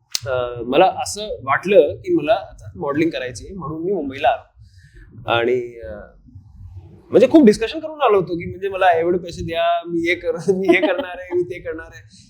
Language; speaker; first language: Marathi; non-native, local second language; Hindi